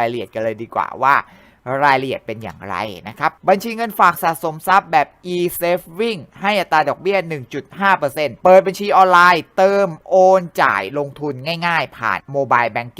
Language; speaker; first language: Thai; native; Thai